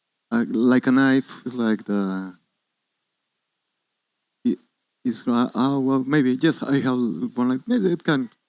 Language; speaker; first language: English; non-native, learner; Spanish